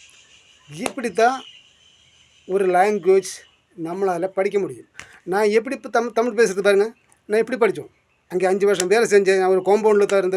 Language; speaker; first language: Tamil; non-native, local second language; Malayalam